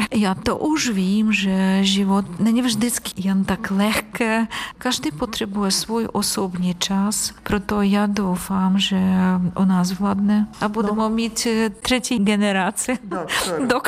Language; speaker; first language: Czech; non-native, fluent; Ukrainian